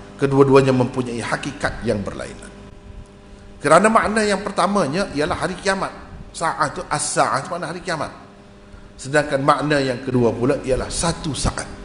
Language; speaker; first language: Malay; native; Malay